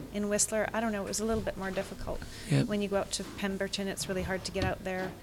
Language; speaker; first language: English; native; English